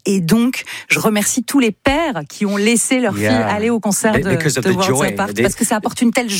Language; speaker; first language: French; native; French